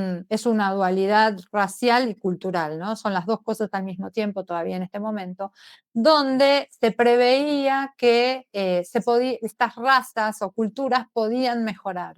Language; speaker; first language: Spanish; native; Spanish